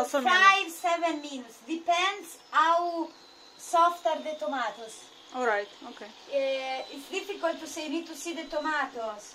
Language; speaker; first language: English; non-native, learner; Italian